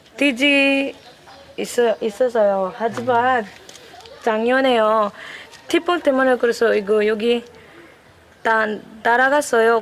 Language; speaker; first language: Korean; non-native, learner; Filipino